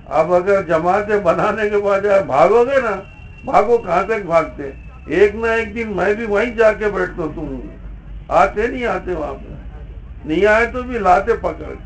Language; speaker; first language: Urdu; native; Urdu